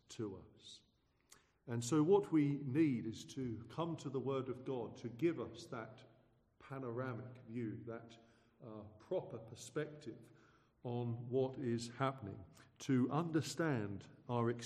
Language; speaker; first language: English; native; English